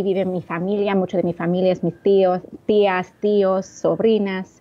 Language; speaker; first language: Spanish; early bilingual, heritage; Spanish